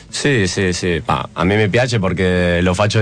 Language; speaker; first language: Italian; non-native, fluent; Spanish